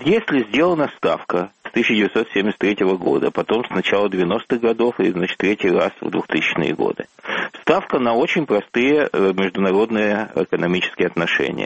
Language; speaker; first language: Russian; native; Russian